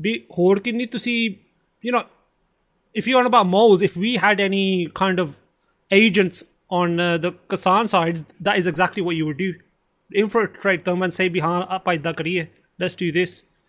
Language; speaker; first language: English; early bilingual, other home language; Punjabi